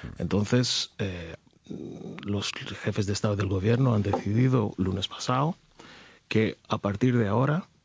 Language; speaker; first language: Spanish; non-native, fluent; Greek